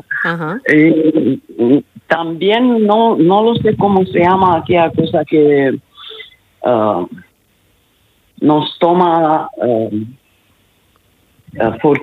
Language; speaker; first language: Spanish; non-native, learner; Italian